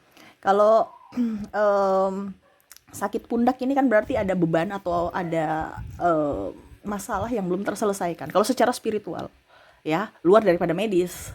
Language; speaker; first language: Indonesian; native; Indonesian